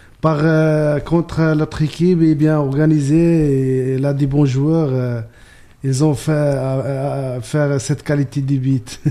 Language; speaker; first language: French; non-native, learner; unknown